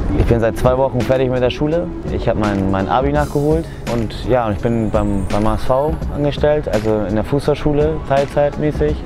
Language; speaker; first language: German; early bilingual, other home language; Spanish